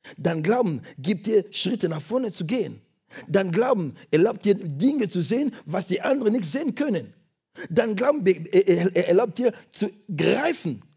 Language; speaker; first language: German; non-native, fluent; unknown